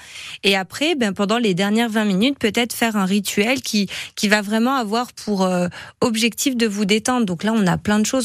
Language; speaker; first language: French; native; French